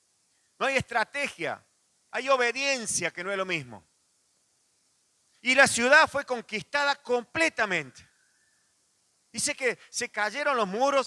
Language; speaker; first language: Spanish; native; Spanish